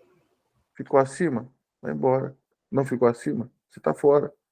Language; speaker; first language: Portuguese; native; Portuguese